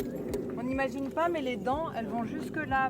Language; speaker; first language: French; native; French